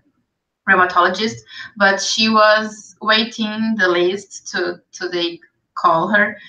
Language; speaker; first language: English; non-native, fluent; Portuguese